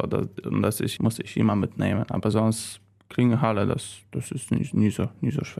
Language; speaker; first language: German; non-native, learner; Polish